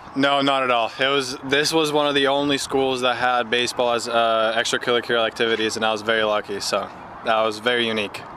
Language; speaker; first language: English; early bilingual, other home language; Slovak